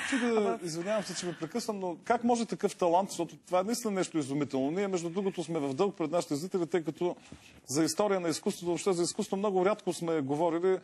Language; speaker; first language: Bulgarian; native; Bulgarian